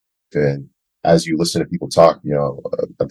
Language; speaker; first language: English; non-native, local second language; Akan